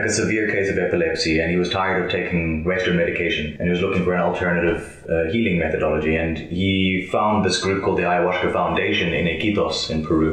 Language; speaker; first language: English; native; English